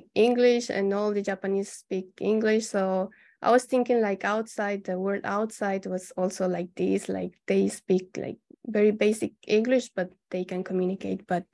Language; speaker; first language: English; non-native, fluent; Spanish